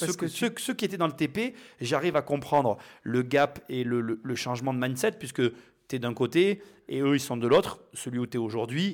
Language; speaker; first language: French; native; French